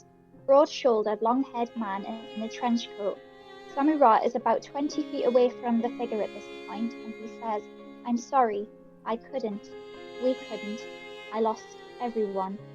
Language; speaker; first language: English; native; English